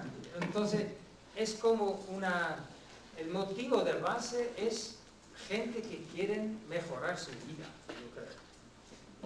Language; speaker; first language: Spanish; non-native, fluent; Dutch